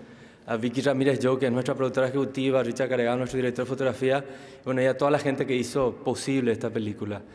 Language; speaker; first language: Spanish; native; Spanish